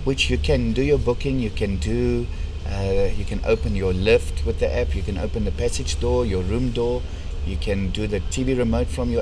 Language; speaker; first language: English; non-native, local second language; Afrikaans